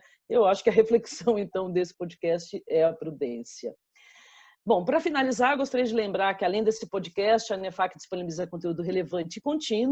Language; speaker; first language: Portuguese; native; Portuguese